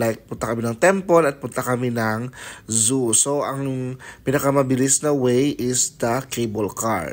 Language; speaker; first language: Filipino; non-native, local second language; Hiligaynon